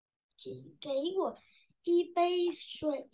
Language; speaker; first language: Chinese; non-native, learner; Vietnamese